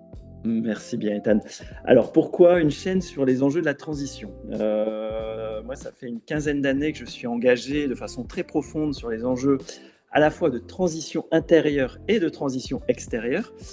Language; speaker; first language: French; native; French